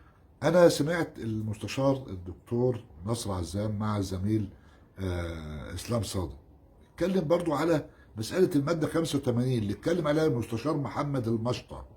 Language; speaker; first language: Arabic; native; Arabic